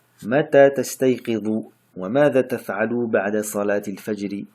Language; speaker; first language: Arabic; non-native, fluent; French